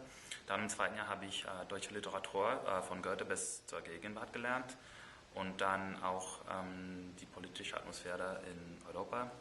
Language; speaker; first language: German; non-native, fluent; English